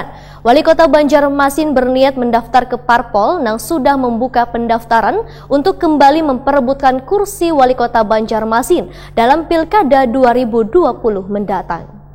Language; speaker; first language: Indonesian; native; Indonesian